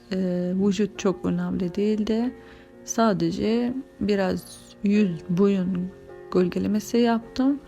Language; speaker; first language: Turkish; non-native, fluent; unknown